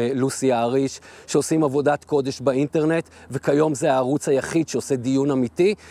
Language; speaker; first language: Hebrew; native; Hebrew